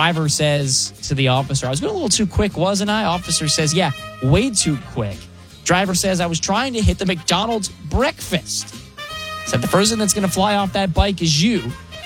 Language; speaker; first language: English; native; English